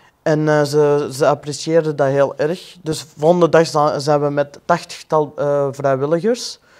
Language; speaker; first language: Dutch; non-native, fluent; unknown